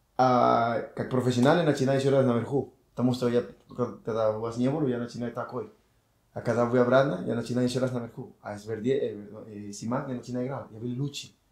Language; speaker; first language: Russian; non-native, learner; Spanish